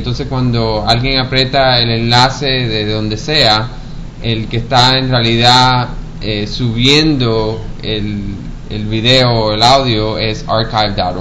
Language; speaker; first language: Spanish; early bilingual, heritage; Spanish